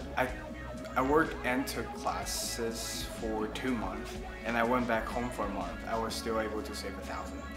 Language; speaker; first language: English; non-native, fluent; Chinese